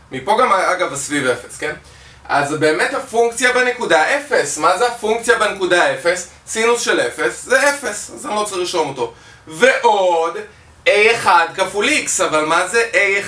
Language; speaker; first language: Hebrew; native; Hebrew